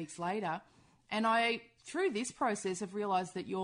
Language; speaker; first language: English; native; English